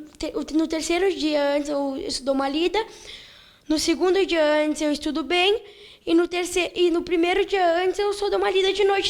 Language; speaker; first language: Portuguese; native; Portuguese